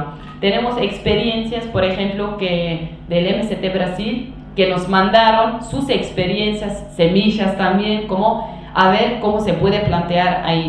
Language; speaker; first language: Spanish; non-native, fluent; Kurdish